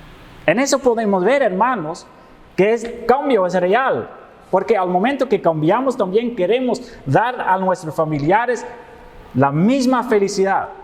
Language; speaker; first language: Spanish; non-native, fluent; Dutch